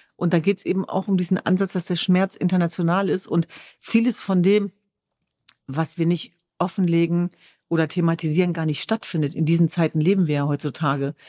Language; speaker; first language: German; early bilingual, other home language; Kurdish